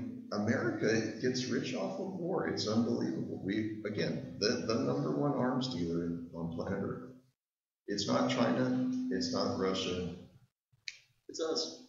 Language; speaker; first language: English; native; English